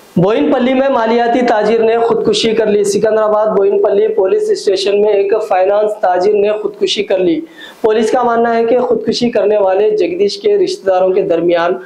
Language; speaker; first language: Urdu; native; Urdu